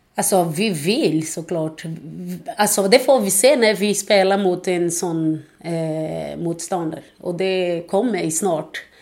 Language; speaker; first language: Swedish; non-native, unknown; Portuguese